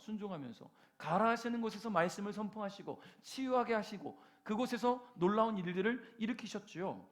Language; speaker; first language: Korean; native; Korean